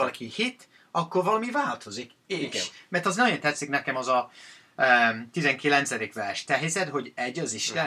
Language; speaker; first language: Hungarian; non-native, fluent; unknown